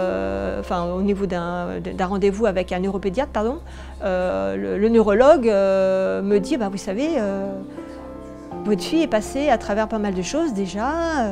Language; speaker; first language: French; native; French